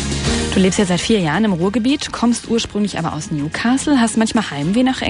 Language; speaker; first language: German; native; German